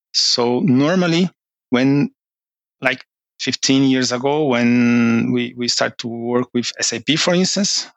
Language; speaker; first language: English; non-native, fluent; Portuguese